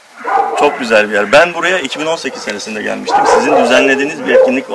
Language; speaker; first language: Turkish; native; Turkish